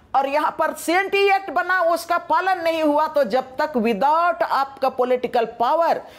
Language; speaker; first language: Hindi; non-native, local second language; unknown